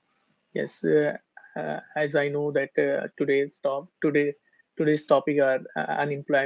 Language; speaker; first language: English; non-native, learner; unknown